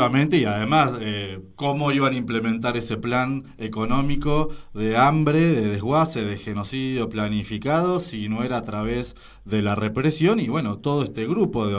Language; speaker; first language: Spanish; native; Spanish